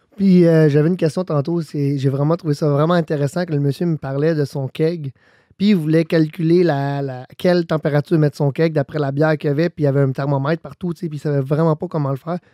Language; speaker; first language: French; native; French